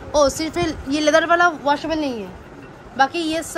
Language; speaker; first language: Hindi; non-native, local second language; Bangla